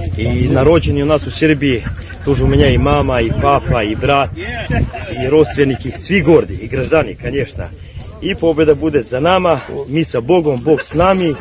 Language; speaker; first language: Russian; non-native, learner; Serbian